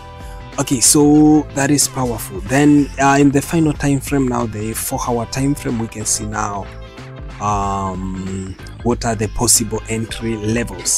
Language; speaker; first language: English; non-native, local second language; Swahili